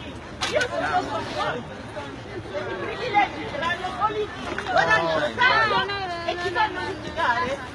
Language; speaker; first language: Italian; non-native, fluent; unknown